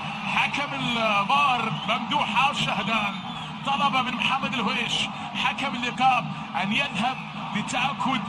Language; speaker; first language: Arabic; native; Arabic